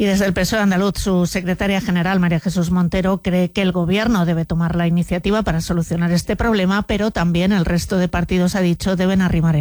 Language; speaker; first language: Spanish; native; Spanish